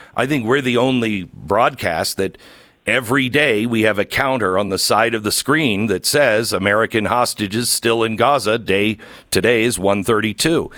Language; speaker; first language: English; native; English